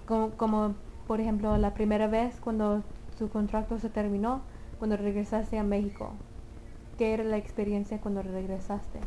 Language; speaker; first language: Spanish; early bilingual, heritage; Spanish